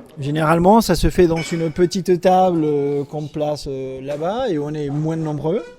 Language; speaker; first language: French; native; French